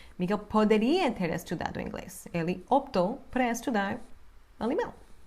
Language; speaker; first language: Portuguese; non-native, fluent; English